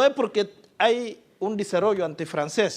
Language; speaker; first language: Spanish; non-native, learner; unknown